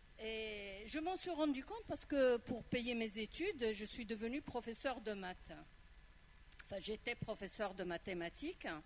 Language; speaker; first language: French; non-native, local second language; Arabic